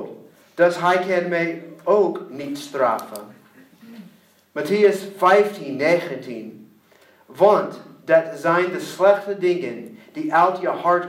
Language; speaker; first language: Dutch; non-native, learner; English